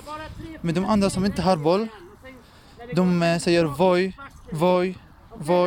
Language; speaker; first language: Swedish; non-native, fluent; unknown